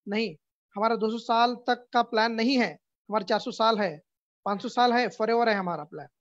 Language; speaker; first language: Hindi; non-native, local second language; Urdu